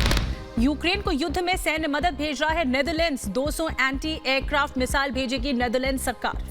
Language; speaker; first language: Hindi; native; Hindi